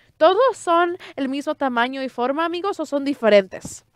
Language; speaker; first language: Spanish; early bilingual, heritage; Spanish